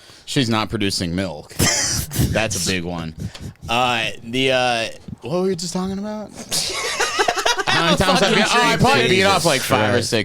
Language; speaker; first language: English; native; English